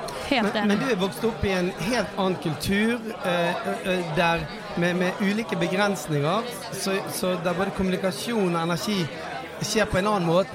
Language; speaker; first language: Norwegian; native; Norwegian